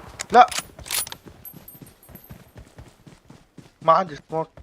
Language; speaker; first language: Arabic; native; Arabic